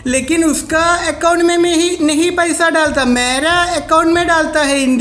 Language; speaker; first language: Hindi; non-native, local second language; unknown